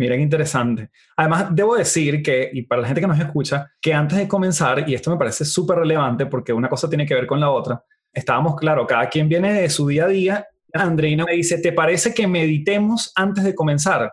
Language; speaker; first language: Spanish; native; Spanish